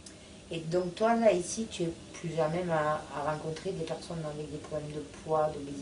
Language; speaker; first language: French; native; French